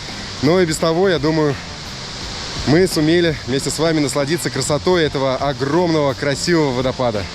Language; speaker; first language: Russian; native; Russian